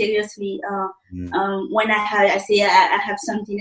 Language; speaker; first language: English; non-native, fluent; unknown